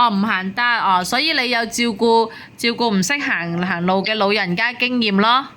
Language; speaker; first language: Cantonese; native; Cantonese